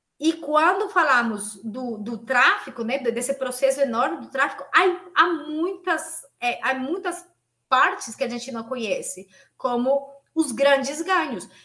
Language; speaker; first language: Portuguese; non-native, fluent; Spanish